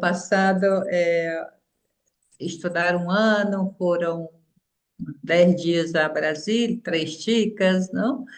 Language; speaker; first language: Portuguese; non-native, fluent; Spanish